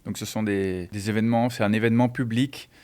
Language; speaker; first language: French; non-native, fluent; Portuguese